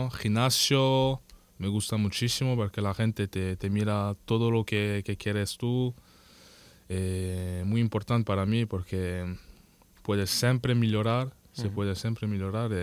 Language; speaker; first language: Spanish; non-native, learner; French